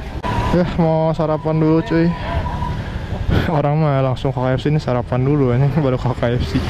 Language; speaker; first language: Indonesian; native; Indonesian